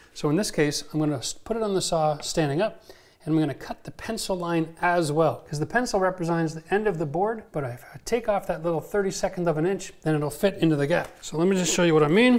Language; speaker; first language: English; native; English